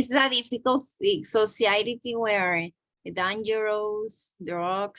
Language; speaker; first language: English; non-native, learner; Spanish